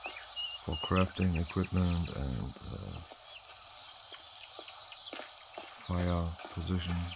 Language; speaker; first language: English; non-native, learner; German